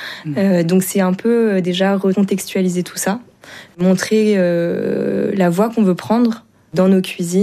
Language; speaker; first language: French; early bilingual, other home language; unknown